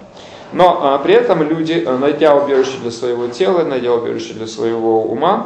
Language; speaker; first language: Russian; native; Russian